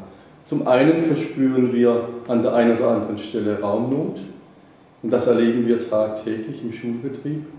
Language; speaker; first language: German; native; German